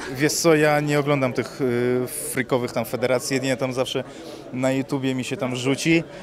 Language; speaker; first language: Polish; early bilingual, other home language; Armenian